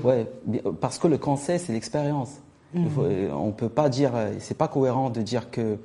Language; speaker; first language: French; non-native, local second language; Arabic